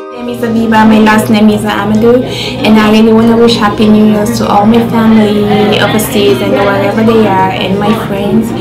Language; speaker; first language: English; non-native, fluent; French